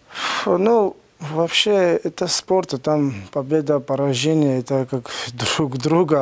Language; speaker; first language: Russian; non-native, learner; Georgian